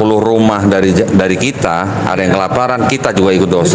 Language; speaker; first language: Indonesian; native; Indonesian